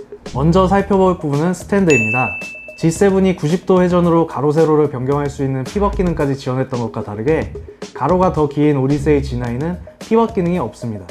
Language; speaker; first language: Korean; native; Korean